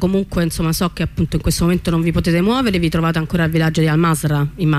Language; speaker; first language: Italian; native; Italian